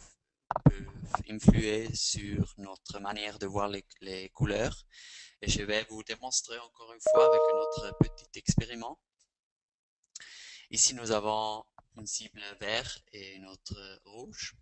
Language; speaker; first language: French; non-native, fluent; Spanish